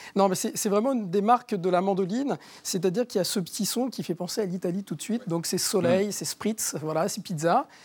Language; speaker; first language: French; native; French